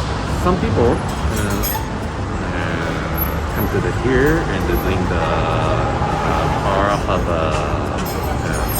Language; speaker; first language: English; non-native, learner; Japanese